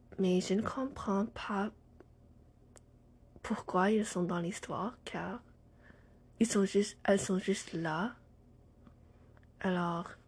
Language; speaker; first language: French; non-native, learner; English